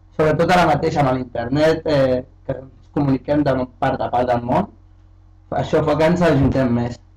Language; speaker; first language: Catalan; early bilingual, other home language; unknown